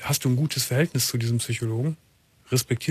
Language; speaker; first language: German; native; German